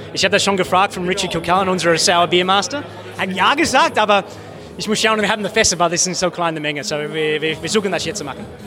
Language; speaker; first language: German; non-native, fluent; English